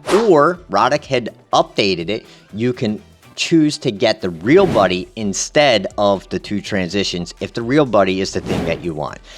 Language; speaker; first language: English; native; English